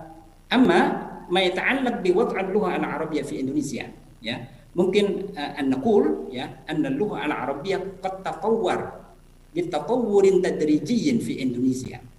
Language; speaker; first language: Arabic; non-native, fluent; Indonesian